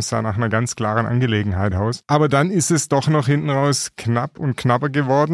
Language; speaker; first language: German; native; German